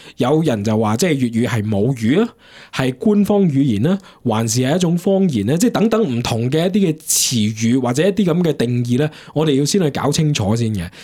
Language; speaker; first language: Cantonese; native; Cantonese